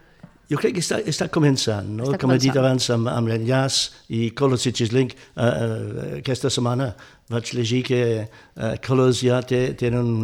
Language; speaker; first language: Catalan; non-native, fluent; English